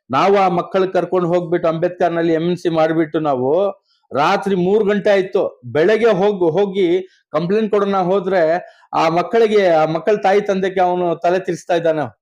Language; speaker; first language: Kannada; non-native, local second language; Urdu